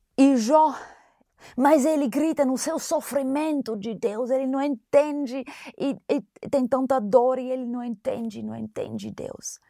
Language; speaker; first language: Portuguese; non-native, fluent; German